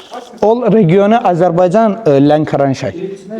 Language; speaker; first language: Russian; non-native, local second language; Azerbaijani